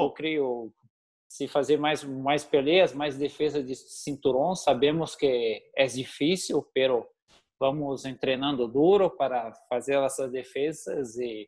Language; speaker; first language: Spanish; non-native, learner; Portuguese